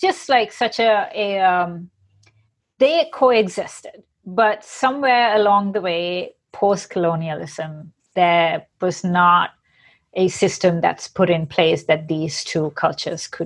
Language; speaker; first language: English; non-native, local second language; Sinhala